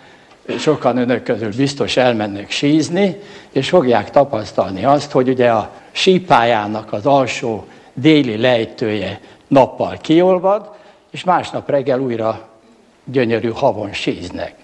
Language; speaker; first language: Hungarian; native; Hungarian